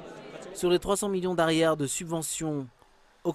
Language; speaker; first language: French; non-native, local second language; Malagasy